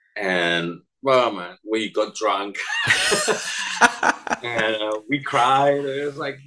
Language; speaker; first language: English; non-native, fluent; Spanish